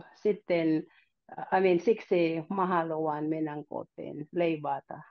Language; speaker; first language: Finnish; non-native, learner; Filipino